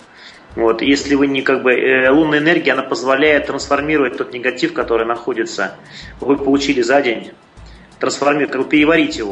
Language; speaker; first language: Russian; native; Russian